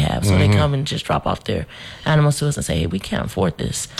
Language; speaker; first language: English; native; English